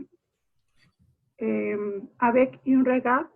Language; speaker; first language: French; non-native, learner; Spanish